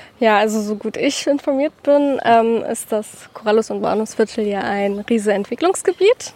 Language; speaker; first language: German; native; German